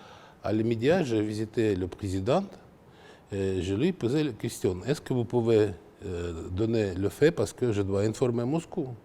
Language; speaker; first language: French; non-native, fluent; Russian